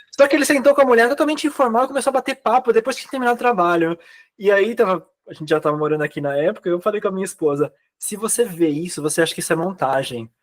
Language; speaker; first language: Portuguese; native; Portuguese